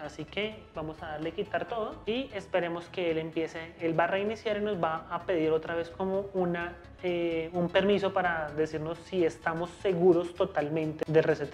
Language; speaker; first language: Spanish; native; Spanish